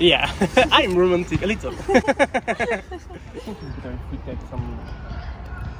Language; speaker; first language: English; non-native, learner; French